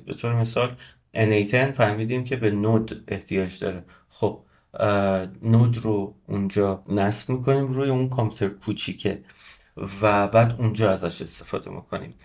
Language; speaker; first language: Persian; native; Persian